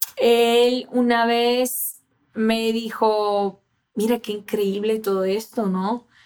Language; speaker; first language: Spanish; non-native, fluent; Portuguese